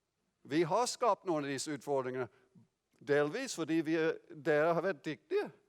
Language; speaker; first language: Norwegian; non-native, fluent; English